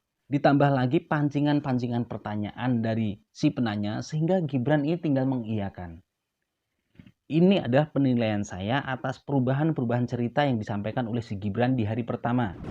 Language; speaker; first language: Indonesian; native; Indonesian